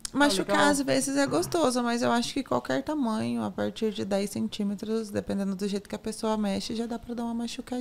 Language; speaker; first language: Portuguese; native; Portuguese